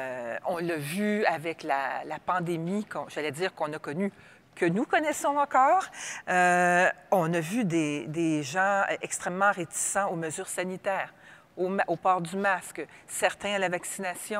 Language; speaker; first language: French; native; French